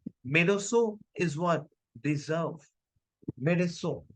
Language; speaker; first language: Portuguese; non-native, learner; Hindi